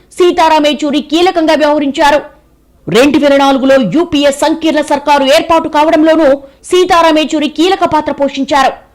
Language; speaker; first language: Telugu; native; Telugu